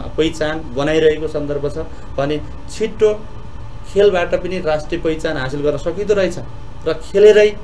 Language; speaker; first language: Nepali; native; Nepali